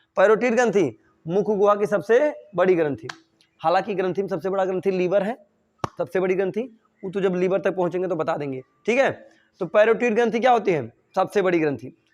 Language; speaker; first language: Hindi; native; Hindi